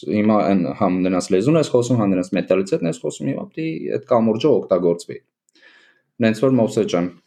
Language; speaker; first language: Armenian; native; Armenian